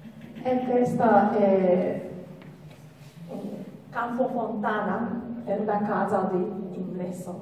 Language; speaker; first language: Italian; non-native, learner; Japanese